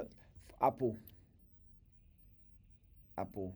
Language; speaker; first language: Indonesian; non-native, learner; English